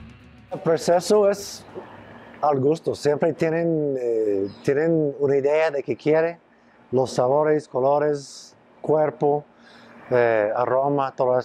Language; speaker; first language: Spanish; non-native, fluent; English